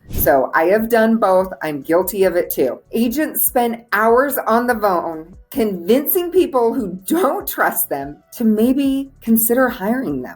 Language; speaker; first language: English; native; English